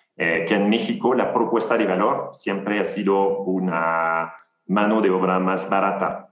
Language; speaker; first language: Spanish; non-native, fluent; French